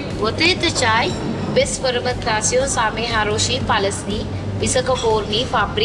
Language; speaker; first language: Russian; non-native, learner; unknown